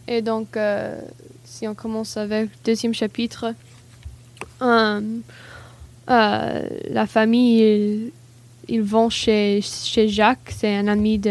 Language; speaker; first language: French; non-native, learner; English